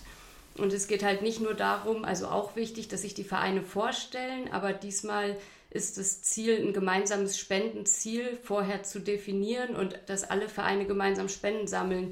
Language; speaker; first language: German; native; German